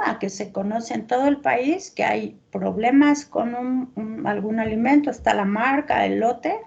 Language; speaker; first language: Spanish; native; Spanish